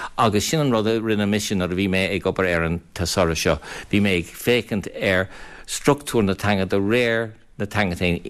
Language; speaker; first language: Irish; non-native, fluent; English